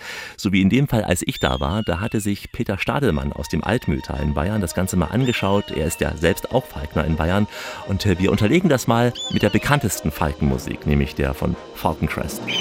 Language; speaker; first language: German; native; German